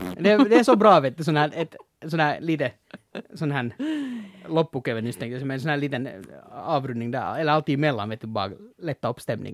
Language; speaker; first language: Swedish; native; Swedish